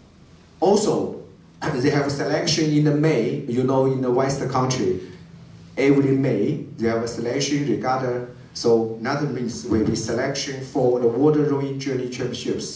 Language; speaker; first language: English; non-native, learner; Chinese